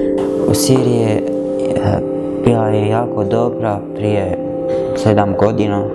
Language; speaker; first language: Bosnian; non-native, learner; Arabic